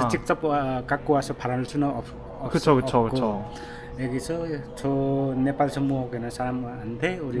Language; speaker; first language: Korean; non-native, learner; Nepali